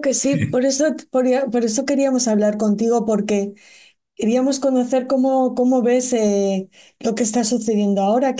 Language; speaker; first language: Spanish; native; Spanish